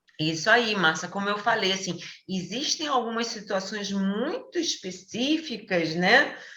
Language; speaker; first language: Portuguese; native; Portuguese